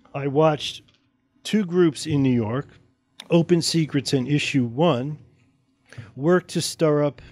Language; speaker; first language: English; native; English